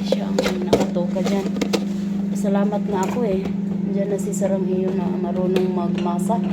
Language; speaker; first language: Filipino; non-native, local second language; Cebuano